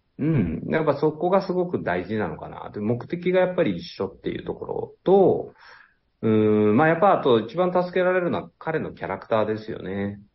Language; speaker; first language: Japanese; native; Japanese